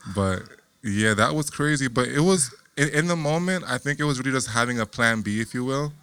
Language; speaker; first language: English; native; English